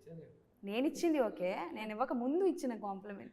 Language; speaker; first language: Telugu; native; Telugu